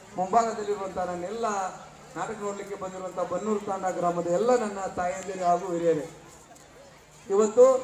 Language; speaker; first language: Kannada; non-native, local second language; Lambadi